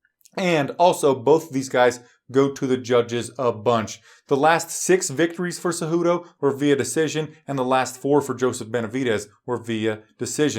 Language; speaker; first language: English; native; English